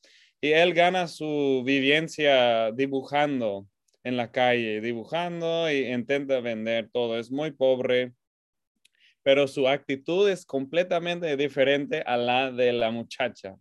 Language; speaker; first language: Spanish; non-native, fluent; English